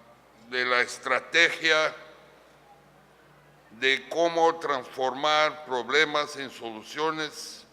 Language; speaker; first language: Spanish; non-native, fluent; Portuguese